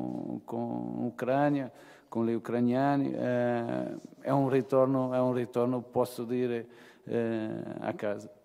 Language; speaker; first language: Italian; non-native, fluent; Portuguese